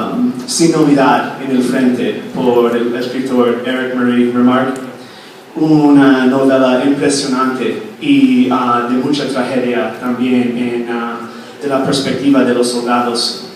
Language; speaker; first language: Spanish; non-native, fluent; English